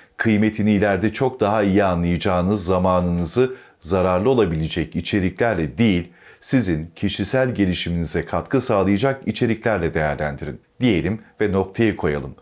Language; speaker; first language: Turkish; native; Turkish